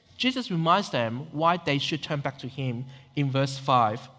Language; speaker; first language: English; non-native, local second language; Cantonese